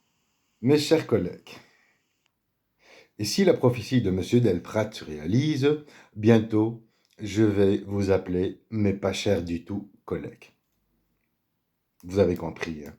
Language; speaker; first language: French; native; French